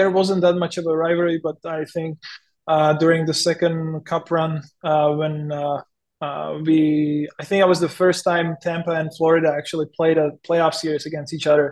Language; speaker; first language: English; non-native, fluent; Czech